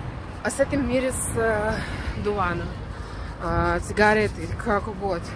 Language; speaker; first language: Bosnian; non-native, learner; Russian